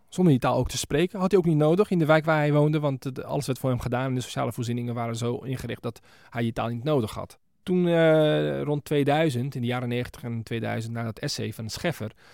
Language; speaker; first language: Dutch; early bilingual, other home language; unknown